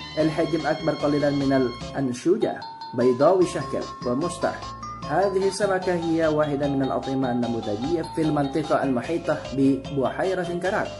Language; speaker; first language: Arabic; non-native, fluent; Indonesian